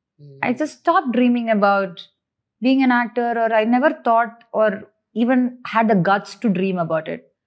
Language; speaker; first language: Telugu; non-native, fluent; Malayalam